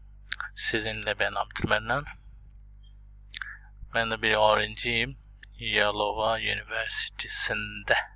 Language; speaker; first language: Turkish; non-native, learner; Bangla